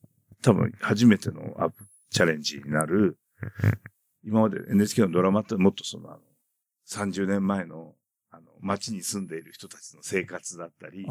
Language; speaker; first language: Japanese; native; Japanese